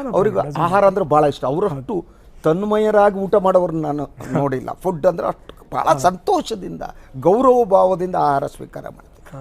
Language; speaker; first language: Kannada; native; Kannada